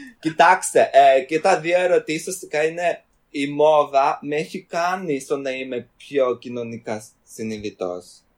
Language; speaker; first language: Greek; early bilingual, other home language; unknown